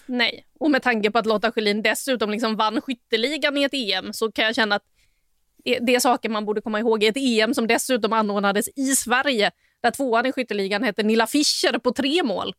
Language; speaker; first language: Swedish; native; Swedish